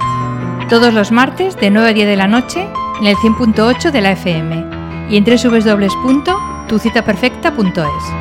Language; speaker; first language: Spanish; native; Spanish